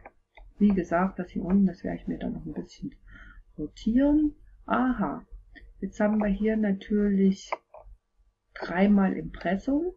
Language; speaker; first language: German; native; German